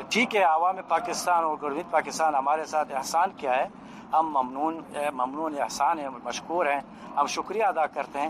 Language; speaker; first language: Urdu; non-native, fluent; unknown